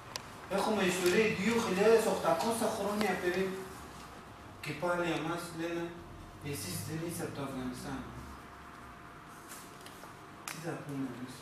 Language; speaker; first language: Greek; non-native, learner; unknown